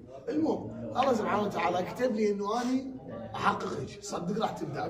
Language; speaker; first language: Arabic; native; Arabic